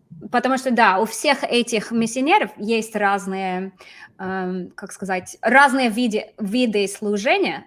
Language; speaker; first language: Russian; non-native, fluent; English